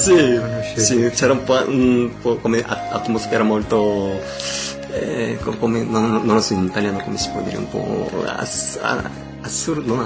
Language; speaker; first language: Italian; non-native, learner; Korean